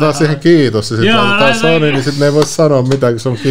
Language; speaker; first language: Finnish; native; Finnish